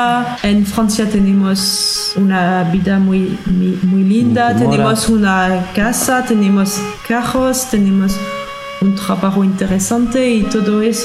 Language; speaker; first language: Spanish; non-native, fluent; French